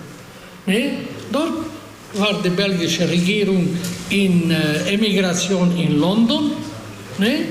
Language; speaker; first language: German; non-native, fluent; Hungarian